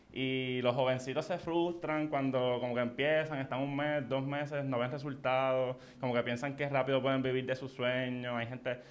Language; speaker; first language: Spanish; native; Spanish